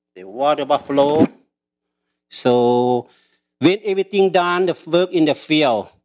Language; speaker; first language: English; early bilingual, other home language; Lao